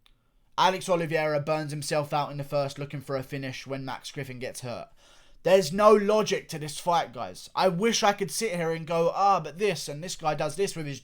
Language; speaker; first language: English; native; English